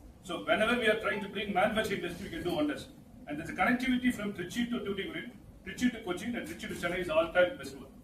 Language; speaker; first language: English; non-native, local second language; Tamil